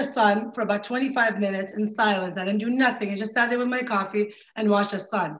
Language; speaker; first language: English; non-native, fluent; Arabic